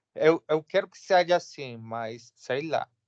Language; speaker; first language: Portuguese; non-native, learner; Spanish